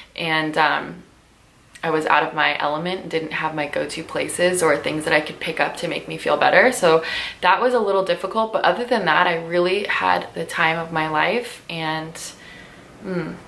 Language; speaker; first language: English; native; English